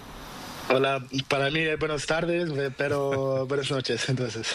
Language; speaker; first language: Spanish; non-native, learner; Portuguese